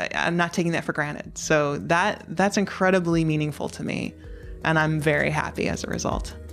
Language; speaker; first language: English; native; English